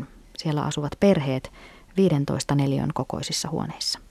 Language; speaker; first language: Finnish; native; Finnish